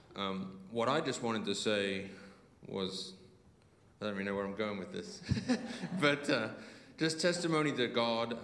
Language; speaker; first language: English; native; English